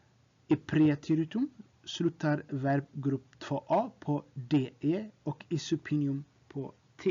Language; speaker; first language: Swedish; non-native, fluent; Tigrinya